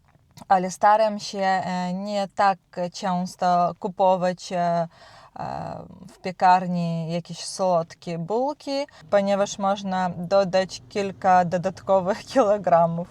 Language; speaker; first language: Polish; non-native, learner; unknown